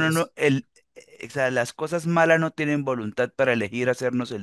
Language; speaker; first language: Spanish; native; Spanish